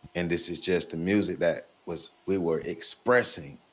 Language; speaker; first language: English; native; English